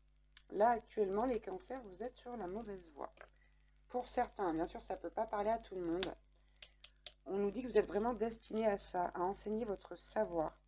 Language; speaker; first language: French; native; French